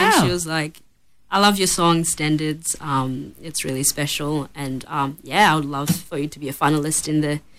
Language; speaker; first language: English; early bilingual, other home language; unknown